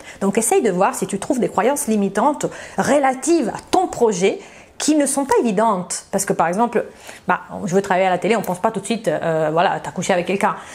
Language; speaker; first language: French; non-native, fluent; Italian